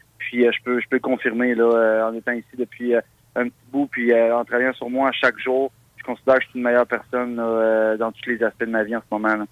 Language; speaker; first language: French; native; French